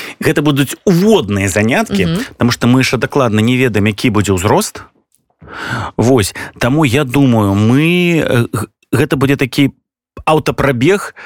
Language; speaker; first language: Belarusian; native; Belarusian